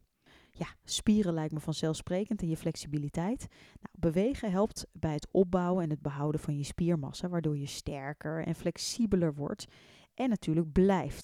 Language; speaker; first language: Dutch; native; Dutch